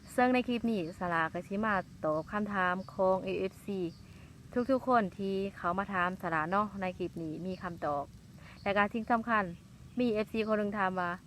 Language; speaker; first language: Lao; non-native, local second language; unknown